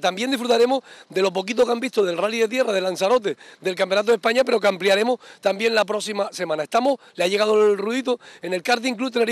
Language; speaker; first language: Spanish; native; Spanish